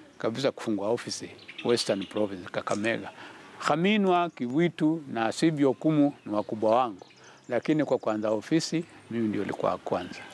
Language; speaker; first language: Swahili; non-native, local second language; Luyia